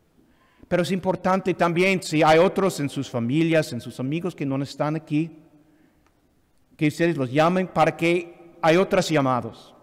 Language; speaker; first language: Spanish; non-native, fluent; English